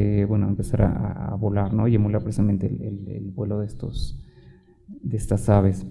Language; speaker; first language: Spanish; native; Spanish